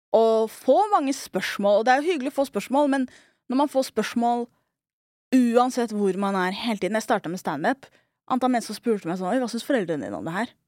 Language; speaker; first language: Norwegian; early bilingual, other home language; Somali